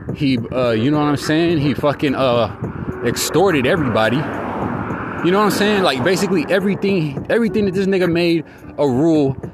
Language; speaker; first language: English; native; English